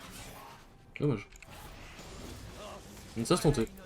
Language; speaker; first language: French; native; French